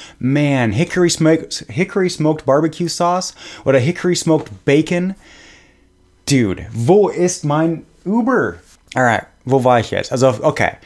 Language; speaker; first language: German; non-native, fluent; English